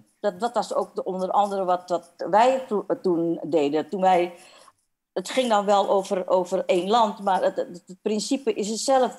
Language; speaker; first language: Dutch; non-native, fluent; Indonesian